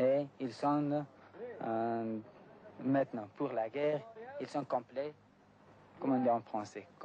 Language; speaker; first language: French; non-native, learner; Persian